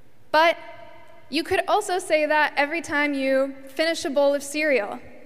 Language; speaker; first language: English; native; English